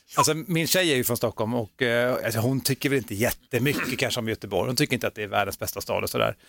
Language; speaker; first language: Swedish; native; Swedish